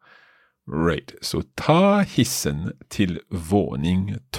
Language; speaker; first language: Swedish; non-native, learner; English